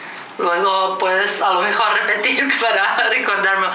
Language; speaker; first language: Spanish; non-native, fluent; Czech